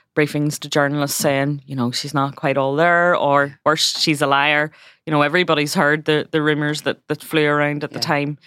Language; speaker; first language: English; native; English